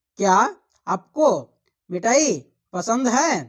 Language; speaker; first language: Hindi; non-native, local second language; Telugu